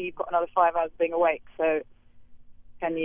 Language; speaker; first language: English; native; English